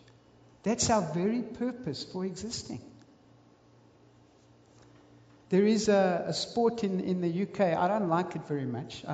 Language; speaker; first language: English; native; English